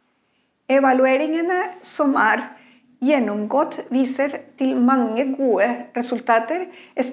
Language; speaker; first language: Norwegian; non-native, fluent; Spanish